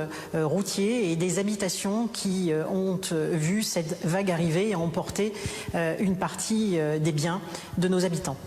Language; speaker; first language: French; native; French